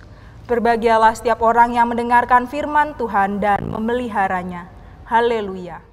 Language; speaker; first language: Indonesian; native; Indonesian